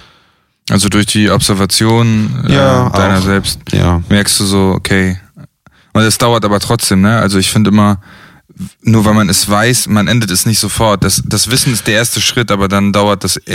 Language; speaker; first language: German; native; German